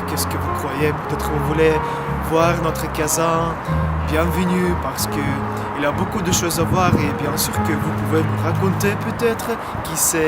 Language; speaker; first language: French; non-native, fluent; Russian